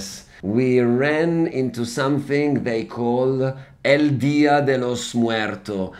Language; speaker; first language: Spanish; non-native, learner; Italian